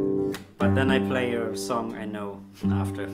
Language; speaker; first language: English; non-native, fluent; German